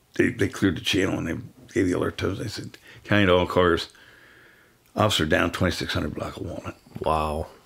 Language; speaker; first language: English; native; English